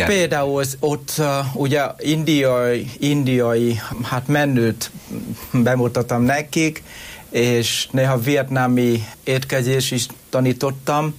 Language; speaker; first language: Hungarian; non-native, learner; Vietnamese